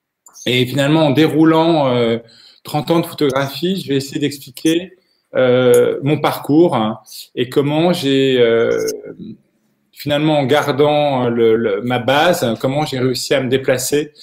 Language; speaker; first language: French; native; French